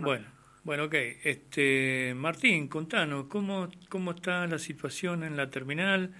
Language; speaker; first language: Spanish; native; Spanish